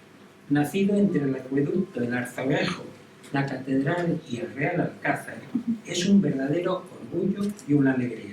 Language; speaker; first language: Spanish; native; Spanish